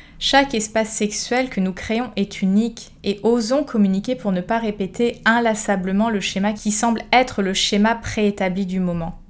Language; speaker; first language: French; native; French